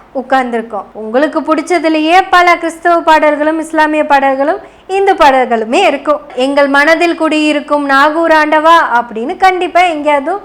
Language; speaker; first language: Tamil; non-native, local second language; Malayalam